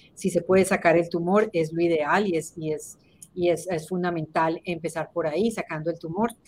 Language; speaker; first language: Spanish; native; Spanish